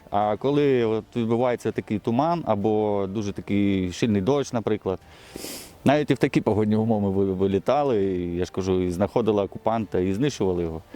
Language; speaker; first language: Ukrainian; non-native, local second language; Russian